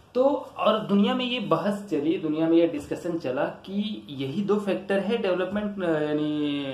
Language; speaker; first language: Hindi; native; Hindi